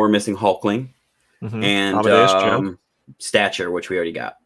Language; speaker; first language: English; native; English